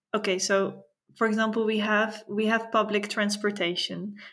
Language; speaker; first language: English; non-native, fluent; Dutch